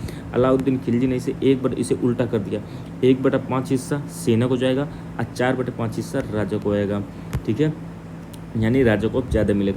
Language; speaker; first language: Hindi; native; Hindi